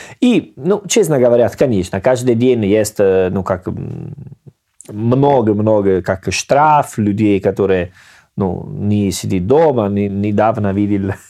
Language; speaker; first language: Russian; non-native, learner; Italian